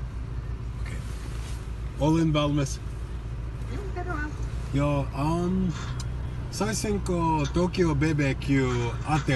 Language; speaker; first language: Finnish; non-native, learner; English